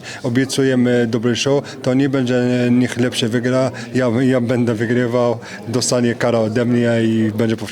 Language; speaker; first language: Polish; non-native, fluent; French